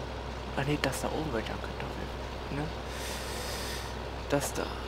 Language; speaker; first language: German; native; German